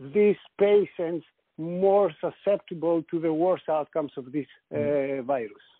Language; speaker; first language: English; non-native, fluent; Greek